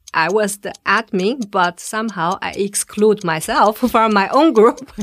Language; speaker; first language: English; non-native, fluent; Chinese